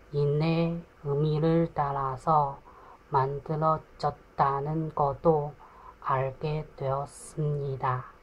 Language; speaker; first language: Korean; non-native, fluent; Chinese